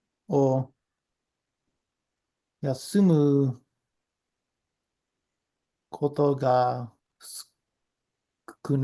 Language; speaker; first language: Japanese; non-native, learner; English